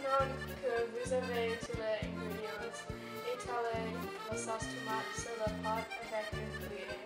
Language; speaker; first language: French; non-native, learner; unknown